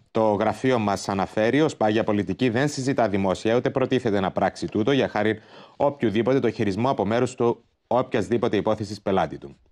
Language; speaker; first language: Greek; native; Greek